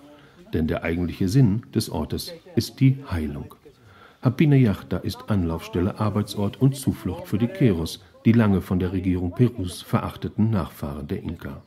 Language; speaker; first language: German; native; German